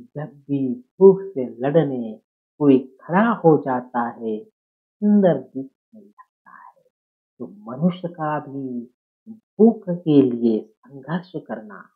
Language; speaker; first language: Hindi; non-native, local second language; Marathi